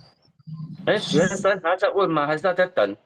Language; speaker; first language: Chinese; native; Chinese